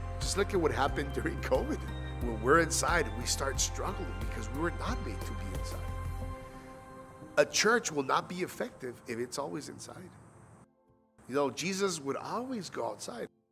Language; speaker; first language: English; early bilingual, other home language; Spanish